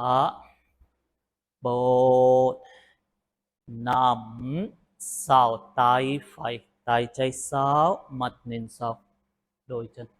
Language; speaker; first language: Vietnamese; non-native, learner; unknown